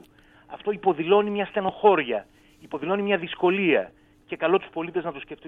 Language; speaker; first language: Greek; native; Greek